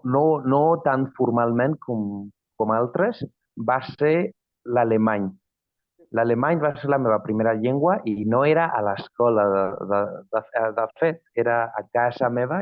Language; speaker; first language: Catalan; non-native, fluent; Spanish